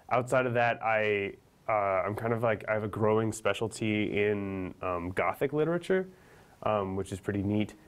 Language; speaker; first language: English; native; English